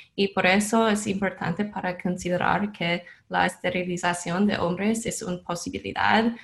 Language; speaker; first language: Spanish; non-native, learner; English